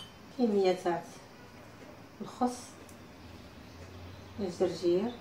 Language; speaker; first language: Arabic; native; Arabic